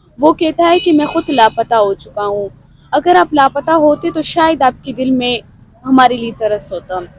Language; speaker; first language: Urdu; non-native, local second language; Baluchi